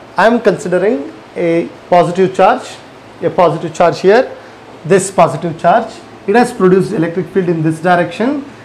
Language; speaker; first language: English; non-native, local second language; Kannada